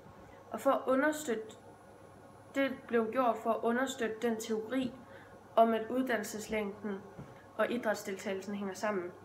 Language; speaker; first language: Danish; native; Danish